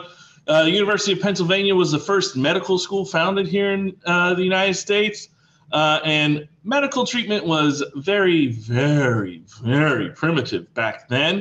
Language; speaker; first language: English; native; English